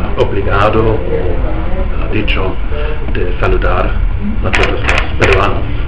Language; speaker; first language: Spanish; non-native, fluent; German